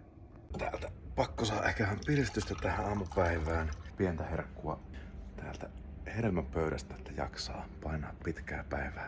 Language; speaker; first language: Finnish; native; Finnish